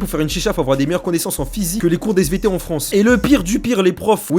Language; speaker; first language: French; native; French